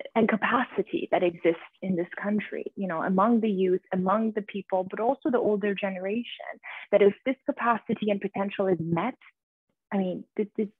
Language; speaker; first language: English; early bilingual, other home language; Persian